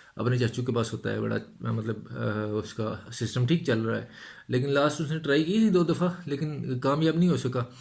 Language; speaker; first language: Urdu; non-native, local second language; Punjabi